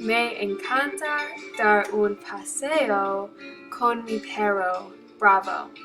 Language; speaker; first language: Spanish; non-native, learner; English